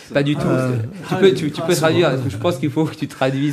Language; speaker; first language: French; native; French